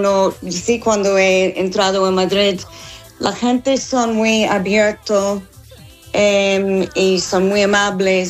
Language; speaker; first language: Spanish; non-native, learner; English